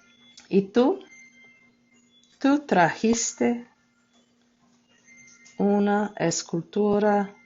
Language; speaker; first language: Spanish; non-native, fluent; English